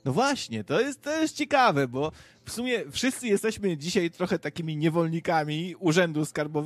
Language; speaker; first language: Polish; native; Polish